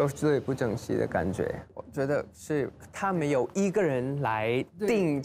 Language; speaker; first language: Chinese; non-native, learner; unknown